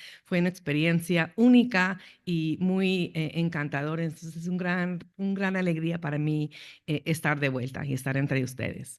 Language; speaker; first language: Spanish; non-native, fluent; English